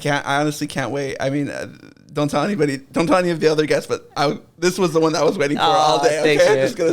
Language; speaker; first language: English; native; English